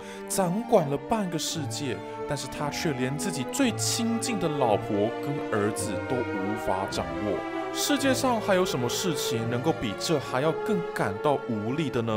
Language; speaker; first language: Chinese; native; Chinese